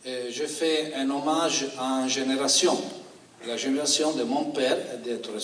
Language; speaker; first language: French; non-native, learner; Italian